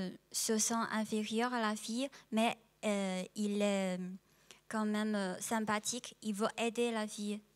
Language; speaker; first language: French; non-native, fluent; Chinese